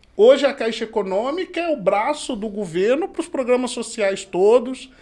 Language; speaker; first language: Portuguese; native; Portuguese